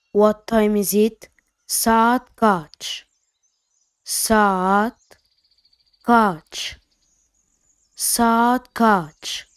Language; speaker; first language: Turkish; non-native, fluent; Arabic